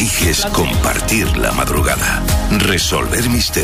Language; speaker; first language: Spanish; native; Spanish